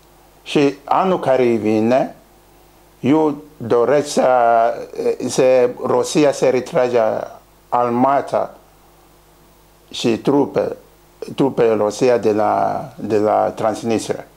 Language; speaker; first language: Romanian; non-native, learner; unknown